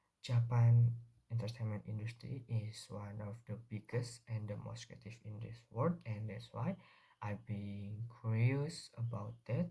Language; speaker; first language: English; non-native, learner; Indonesian